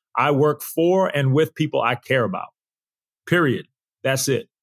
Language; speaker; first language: English; native; English